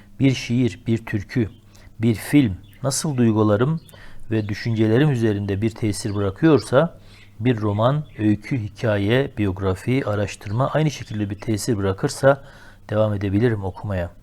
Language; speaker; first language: Turkish; native; Turkish